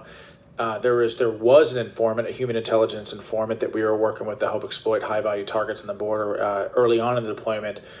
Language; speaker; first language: English; native; English